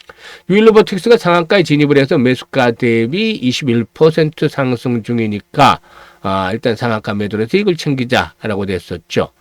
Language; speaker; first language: Korean; native; Korean